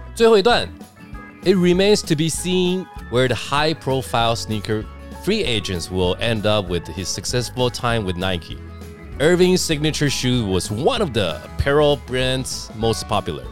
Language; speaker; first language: English; non-native, fluent; Chinese